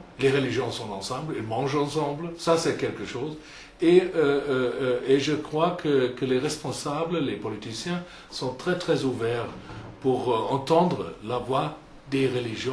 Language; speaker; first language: French; non-native, fluent; German